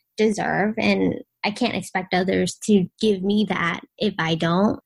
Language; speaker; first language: English; early bilingual, other home language; Vietnamese